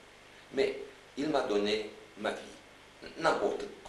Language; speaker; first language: French; non-native, fluent; Romanian